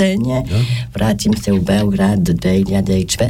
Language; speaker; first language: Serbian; non-native, learner; French